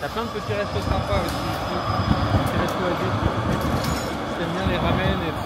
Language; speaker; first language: French; native; French